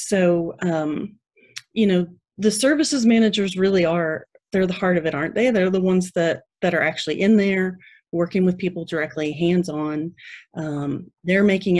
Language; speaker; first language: English; native; English